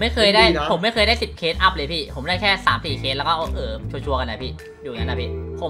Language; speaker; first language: Thai; native; Thai